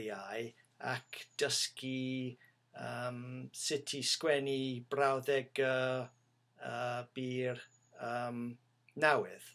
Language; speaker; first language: Welsh; non-native, learner; English